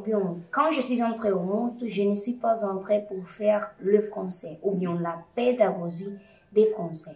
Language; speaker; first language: French; non-native, fluent; Portuguese